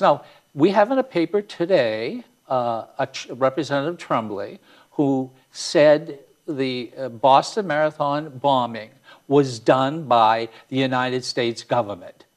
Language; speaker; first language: English; native; English